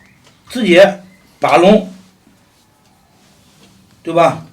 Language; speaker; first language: Chinese; native; Chinese